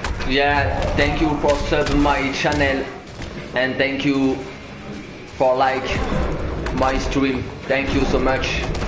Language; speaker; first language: English; non-native, learner; French